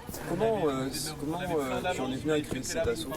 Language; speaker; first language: French; native; French